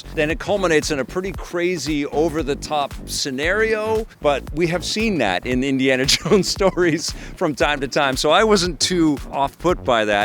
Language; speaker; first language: English; native; English